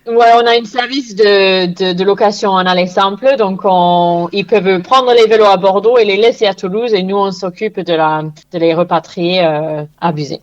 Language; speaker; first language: French; non-native, fluent; English